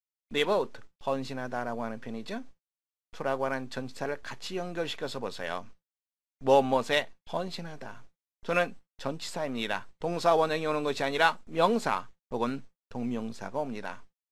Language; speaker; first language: Korean; native; Korean